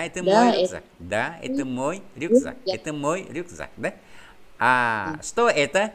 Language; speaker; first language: Russian; non-native, fluent; Vietnamese